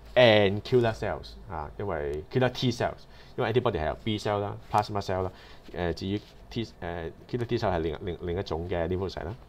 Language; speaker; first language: English; non-native, local second language; Cantonese